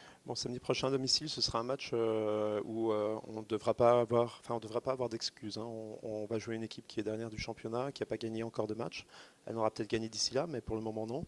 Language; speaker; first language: French; native; French